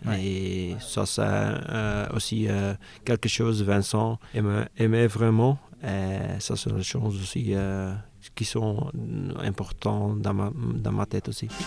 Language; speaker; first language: French; non-native, local second language; Dutch